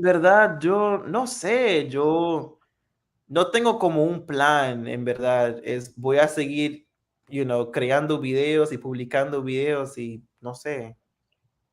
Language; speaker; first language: Spanish; non-native, fluent; English